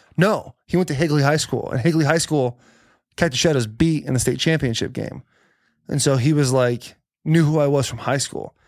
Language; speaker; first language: English; native; English